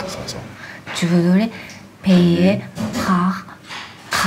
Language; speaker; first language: French; non-native, learner; Japanese